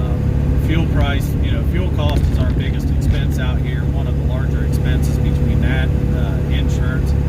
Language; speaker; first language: English; native; English